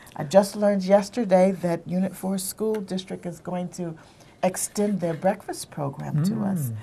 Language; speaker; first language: English; native; English